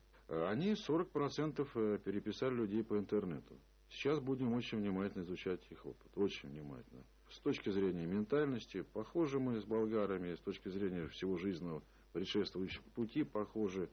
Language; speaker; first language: Russian; native; Russian